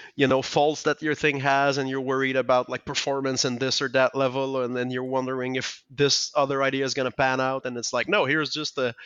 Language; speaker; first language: English; non-native, fluent; French